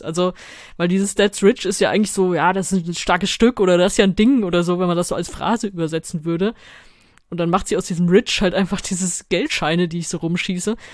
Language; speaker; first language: German; native; German